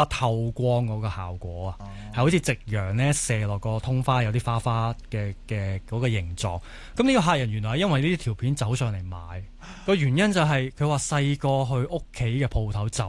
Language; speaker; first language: Cantonese; native; Cantonese